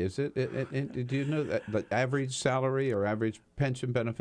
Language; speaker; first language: English; native; English